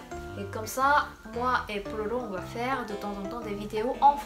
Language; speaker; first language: French; non-native, fluent; Korean